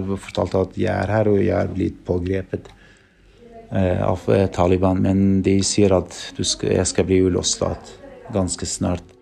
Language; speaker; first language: Norwegian; non-native, fluent; Persian